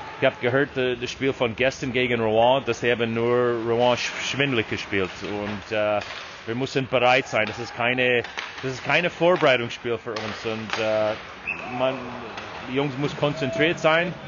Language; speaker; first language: German; non-native, learner; English